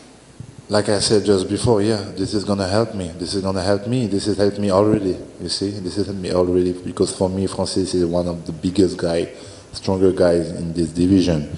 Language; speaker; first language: English; non-native, learner; French